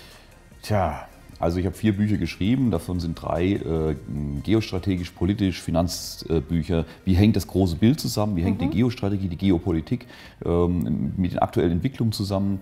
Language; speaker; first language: German; native; German